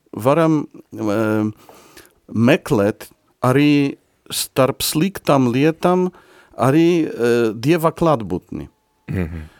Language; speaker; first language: Latvian; non-native, fluent; Polish